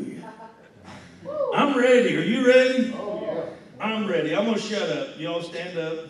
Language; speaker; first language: English; native; English